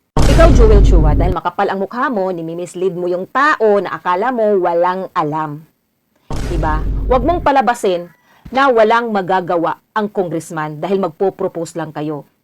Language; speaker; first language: Filipino; native; Filipino